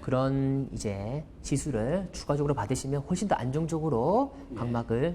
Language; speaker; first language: Korean; native; Korean